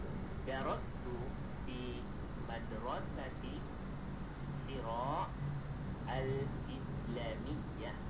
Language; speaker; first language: Arabic; non-native, fluent; Malay